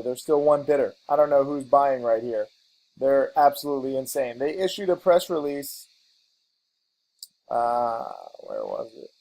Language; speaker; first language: English; native; English